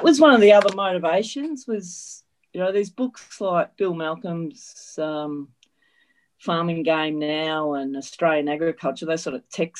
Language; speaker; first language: English; native; English